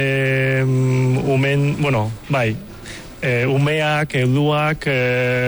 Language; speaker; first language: Basque; non-native, local second language; Cantonese